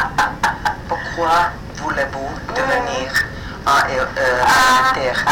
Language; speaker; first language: French; non-native, fluent; Finnish